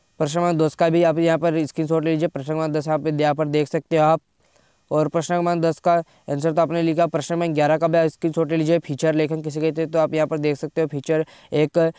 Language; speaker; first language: Hindi; native; Hindi